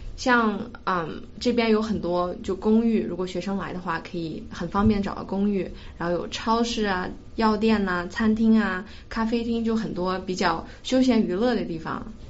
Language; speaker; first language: Chinese; native; Chinese